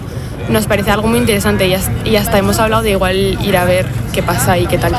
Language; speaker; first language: Spanish; non-native, fluent; French